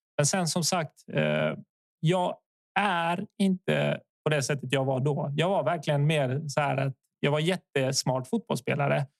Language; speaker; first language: Swedish; early bilingual, other home language; Bosnian